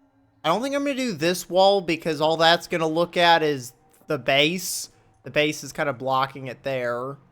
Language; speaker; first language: English; native; English